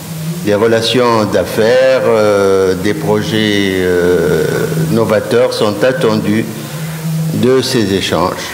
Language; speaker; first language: French; non-native, local second language; Arabic